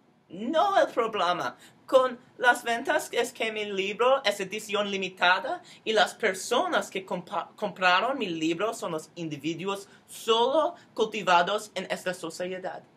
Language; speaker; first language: Spanish; non-native, learner; English